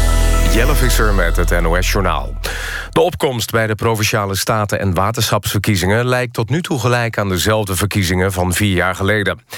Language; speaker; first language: Dutch; native; Dutch